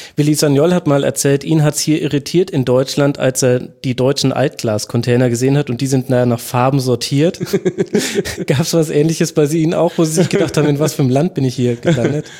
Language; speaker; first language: German; native; German